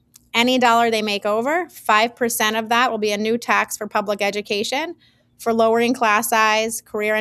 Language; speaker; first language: English; native; English